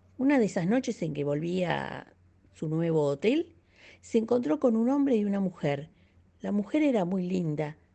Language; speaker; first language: Spanish; native; Spanish